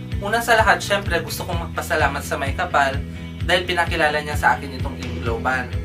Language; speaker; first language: Filipino; non-native, local second language; Iloko